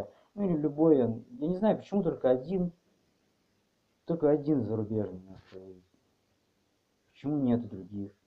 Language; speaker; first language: Russian; native; Russian